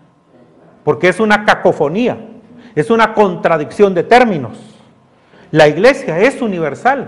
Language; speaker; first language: Spanish; native; Spanish